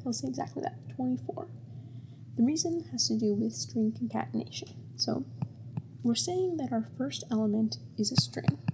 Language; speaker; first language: English; native; English